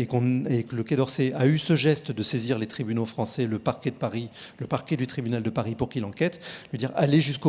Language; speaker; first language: French; native; French